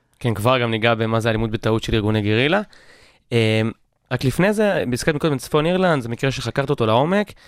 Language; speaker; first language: Hebrew; native; Hebrew